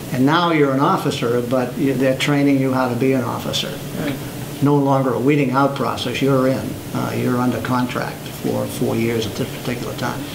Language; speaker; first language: English; native; English